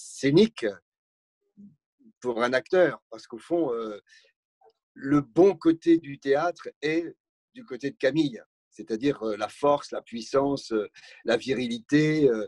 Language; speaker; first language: French; native; French